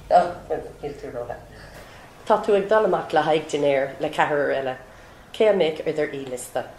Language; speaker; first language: Irish; non-native, local second language; English